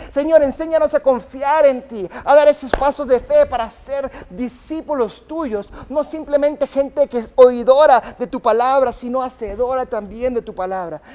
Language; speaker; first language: Spanish; early bilingual, other home language; English